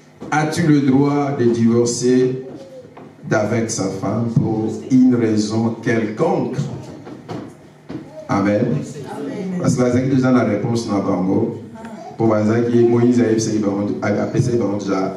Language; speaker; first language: French; non-native, local second language; Lingala